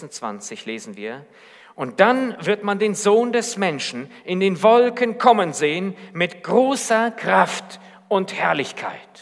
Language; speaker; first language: German; native; German